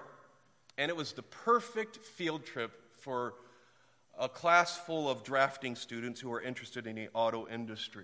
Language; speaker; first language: English; native; English